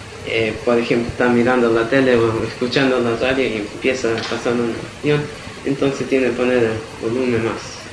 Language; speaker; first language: Spanish; early bilingual, heritage; Spanish